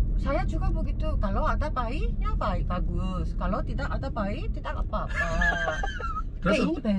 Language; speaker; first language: Indonesian; non-native, learner; Korean